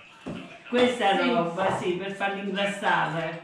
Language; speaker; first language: Italian; native; Italian